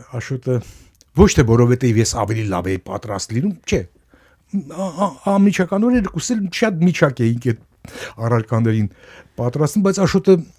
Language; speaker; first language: Armenian; native; Armenian